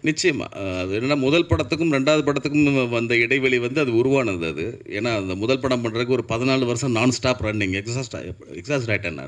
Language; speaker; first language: Tamil; native; Tamil